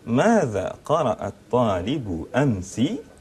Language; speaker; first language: Arabic; non-native, fluent; Malay